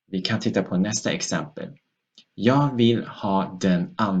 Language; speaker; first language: Swedish; non-native, fluent; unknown